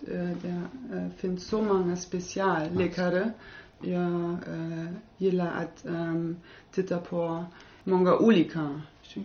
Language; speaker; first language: Swedish; non-native, learner; German